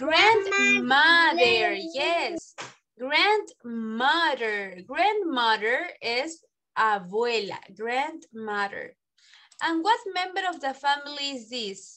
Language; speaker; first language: English; non-native, learner; Spanish